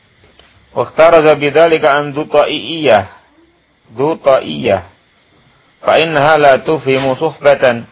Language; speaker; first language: Arabic; non-native, fluent; Indonesian